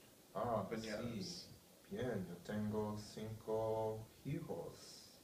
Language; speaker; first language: Spanish; non-native, learner; English